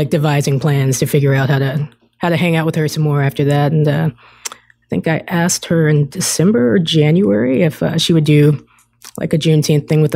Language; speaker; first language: English; native; English